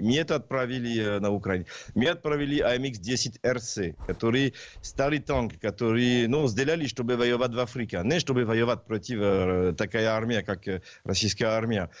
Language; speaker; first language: Russian; non-native, learner; French